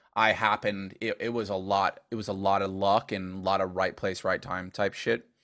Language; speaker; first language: English; native; English